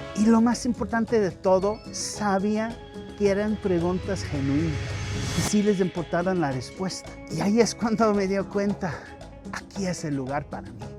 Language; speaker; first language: Spanish; non-native, fluent; English